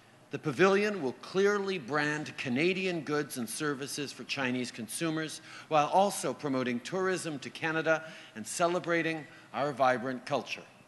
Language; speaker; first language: English; native; English